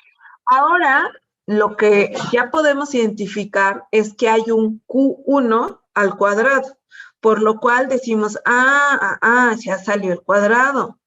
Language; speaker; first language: Spanish; native; Spanish